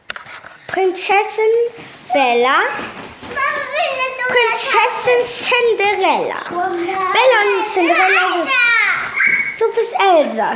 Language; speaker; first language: German; native; German